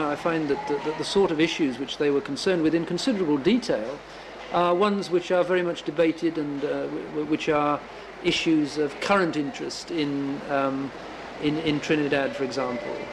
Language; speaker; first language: English; native; English